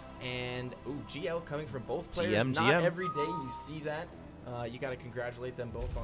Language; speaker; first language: English; native; English